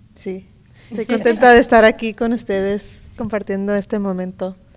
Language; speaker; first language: Spanish; early bilingual, heritage; Spanish